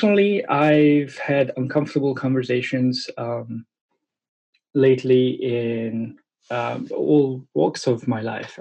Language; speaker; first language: English; non-native, fluent; Hungarian